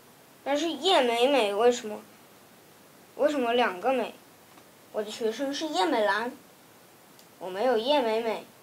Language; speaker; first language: Chinese; early bilingual, other home language; Russian